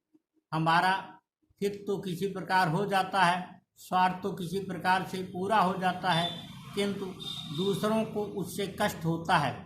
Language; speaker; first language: Hindi; native; Hindi